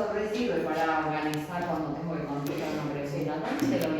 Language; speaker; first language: Spanish; native; Spanish